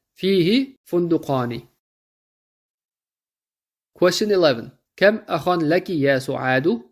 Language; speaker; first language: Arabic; non-native, fluent; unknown